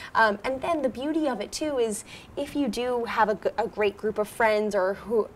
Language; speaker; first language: English; native; English